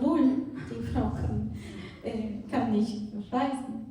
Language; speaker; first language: German; non-native, fluent; Portuguese